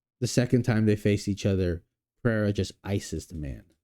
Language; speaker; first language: English; native; English